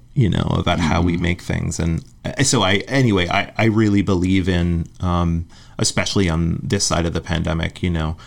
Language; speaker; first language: English; native; English